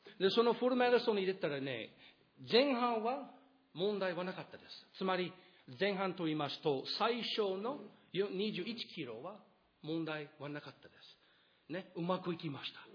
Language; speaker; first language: Japanese; non-native, fluent; English